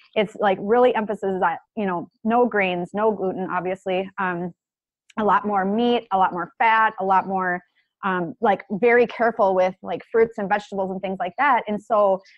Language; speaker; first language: English; native; English